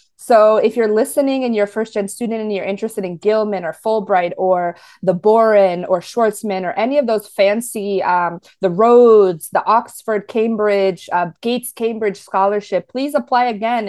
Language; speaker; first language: English; early bilingual, other home language; Spanish